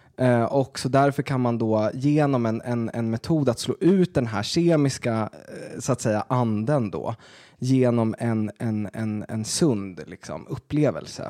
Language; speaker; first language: Swedish; native; Swedish